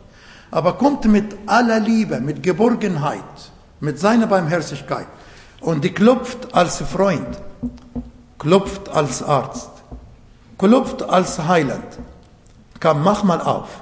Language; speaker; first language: German; non-native, learner; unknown